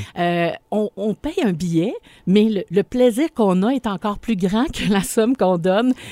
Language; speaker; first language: French; native; French